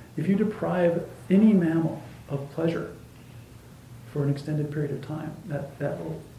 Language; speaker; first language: English; native; English